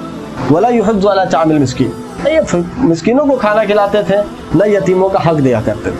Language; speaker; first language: Urdu; native; Urdu